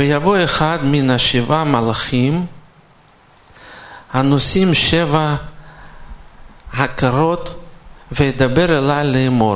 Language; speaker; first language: Hebrew; non-native, fluent; Russian